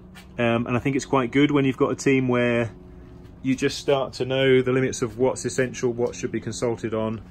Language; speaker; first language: English; native; English